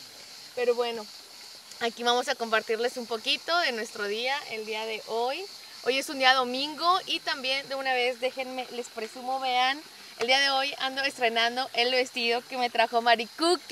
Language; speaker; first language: Spanish; native; Spanish